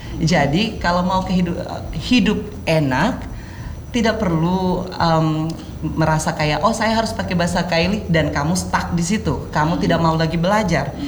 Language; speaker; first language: Indonesian; non-native, local second language; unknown